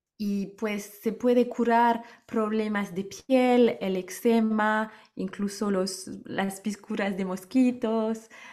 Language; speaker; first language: Spanish; non-native, fluent; French